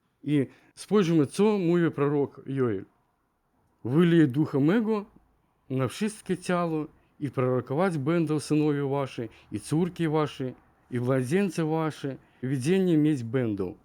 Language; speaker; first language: Polish; non-native, learner; Ukrainian